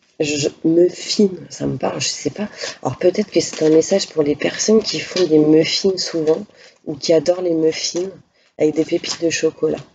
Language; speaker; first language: French; native; French